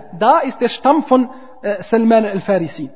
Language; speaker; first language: German; non-native, fluent; Arabic